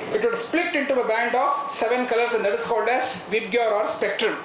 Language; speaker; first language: English; non-native, local second language; Kannada